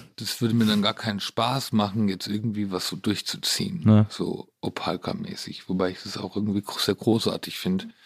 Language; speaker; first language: German; native; German